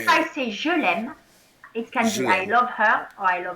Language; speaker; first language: English; non-native, fluent; French